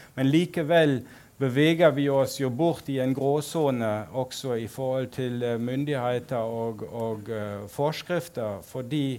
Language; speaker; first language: Norwegian; non-native, fluent; German